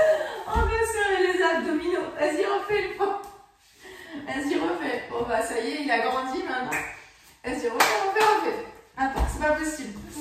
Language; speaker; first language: French; native; French